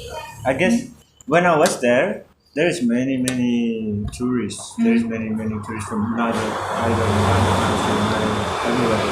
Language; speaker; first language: English; non-native, learner; Indonesian